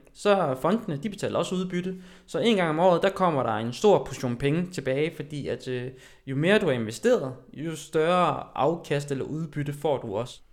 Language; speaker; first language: Danish; early bilingual, other home language; Haitian Creole